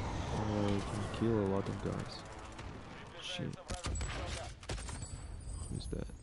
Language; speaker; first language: English; non-native, learner; Ukrainian